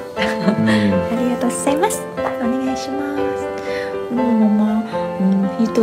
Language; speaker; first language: Japanese; non-native, learner; Thai